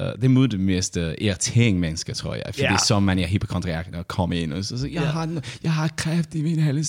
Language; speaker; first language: Danish; non-native, learner; English